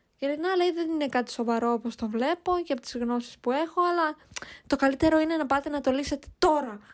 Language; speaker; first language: Greek; early bilingual, heritage; Greek